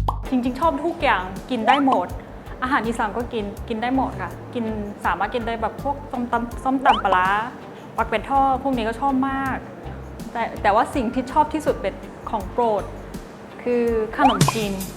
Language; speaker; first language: Thai; non-native, fluent; Korean